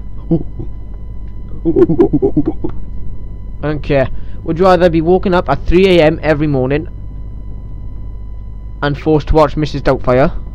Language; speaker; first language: English; native; English